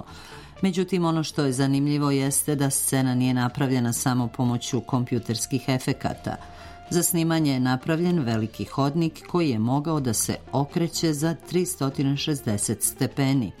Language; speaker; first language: Croatian; native; Croatian